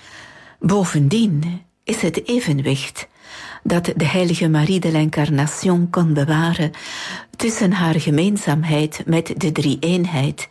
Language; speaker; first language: Dutch; native; Dutch